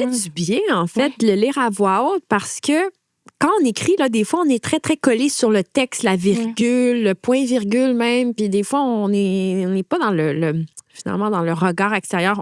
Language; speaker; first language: French; native; French